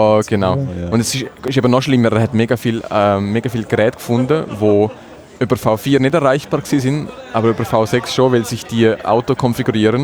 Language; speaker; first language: German; native; German